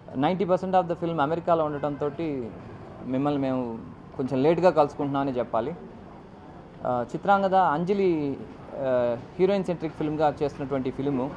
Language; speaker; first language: Telugu; native; Telugu